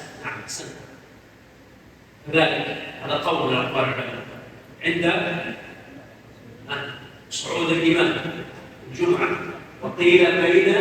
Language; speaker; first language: Arabic; native; Arabic